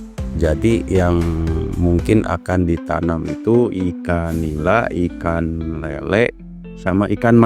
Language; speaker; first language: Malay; non-native, local second language; Sundanese